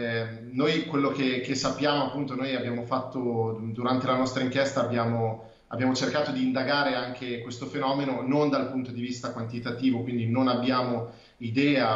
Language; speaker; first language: Italian; native; Italian